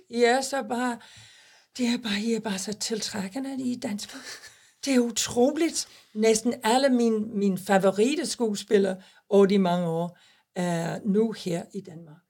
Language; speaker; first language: Danish; non-native, fluent; English